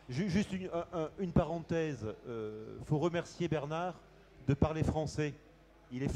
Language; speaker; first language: French; native; French